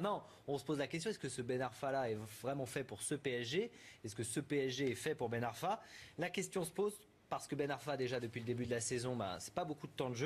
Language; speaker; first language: French; native; French